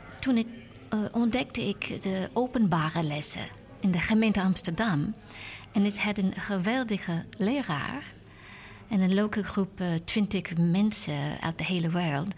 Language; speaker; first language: Dutch; non-native, learner; English